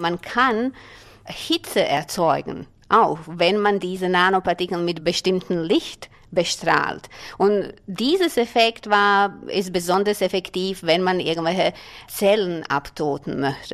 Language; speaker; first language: German; non-native, fluent; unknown